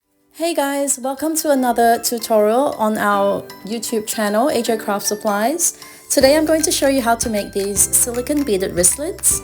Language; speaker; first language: English; native; English